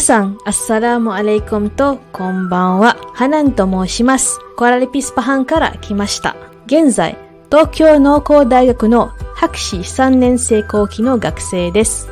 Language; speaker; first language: Japanese; non-native, learner; Malay